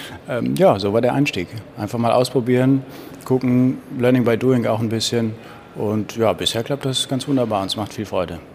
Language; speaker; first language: German; native; German